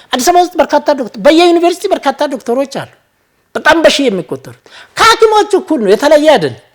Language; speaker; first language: Amharic; non-native, local second language; Oromo